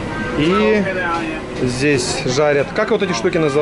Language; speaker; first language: Russian; native; Russian